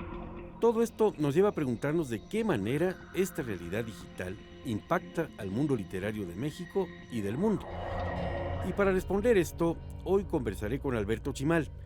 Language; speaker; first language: Spanish; native; Spanish